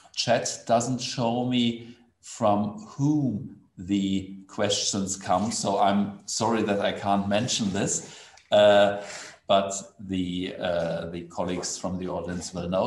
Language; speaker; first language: English; non-native, fluent; German